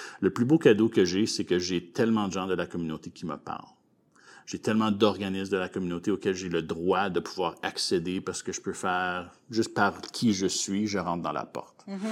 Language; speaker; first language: French; native; French